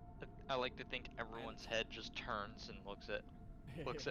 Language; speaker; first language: English; native; English